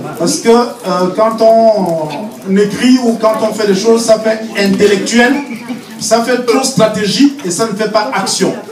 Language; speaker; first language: French; non-native, local second language; Fang